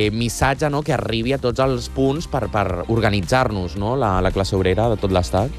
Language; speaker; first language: Catalan; non-native, local second language; Spanish